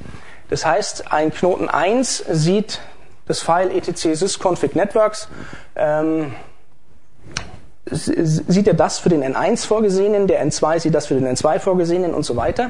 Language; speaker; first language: German; native; German